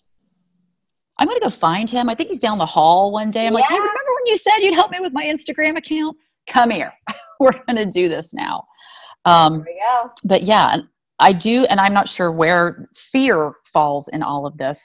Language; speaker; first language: English; native; English